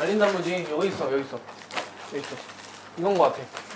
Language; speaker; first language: Korean; native; Korean